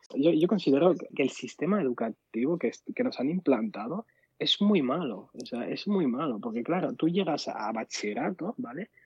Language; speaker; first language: Spanish; early bilingual, other home language; Arabic